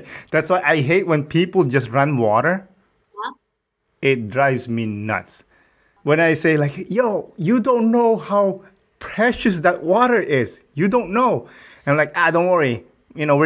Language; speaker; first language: English; non-native, local second language; Filipino